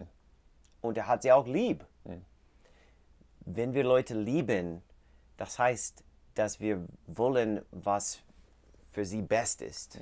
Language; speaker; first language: German; non-native, learner; English